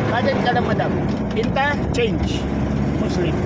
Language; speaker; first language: Arabic; non-native, learner; Filipino